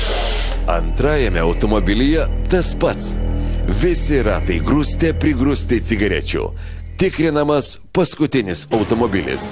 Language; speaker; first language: Lithuanian; native; Lithuanian